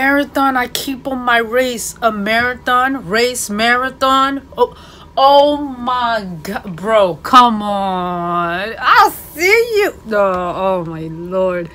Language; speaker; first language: English; native; English